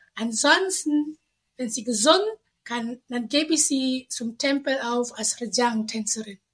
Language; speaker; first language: German; non-native, fluent; Indonesian